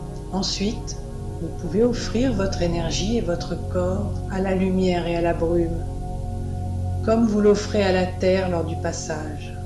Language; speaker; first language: French; native; French